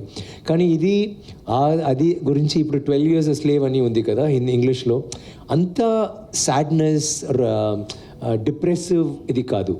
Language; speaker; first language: Telugu; non-native, learner; Tamil